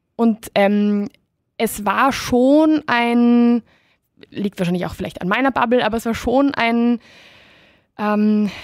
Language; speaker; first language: German; non-native, fluent; Spanish